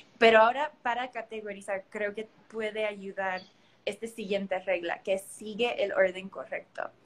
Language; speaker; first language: Spanish; early bilingual, heritage; Spanish